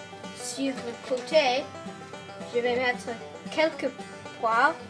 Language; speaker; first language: French; non-native, learner; English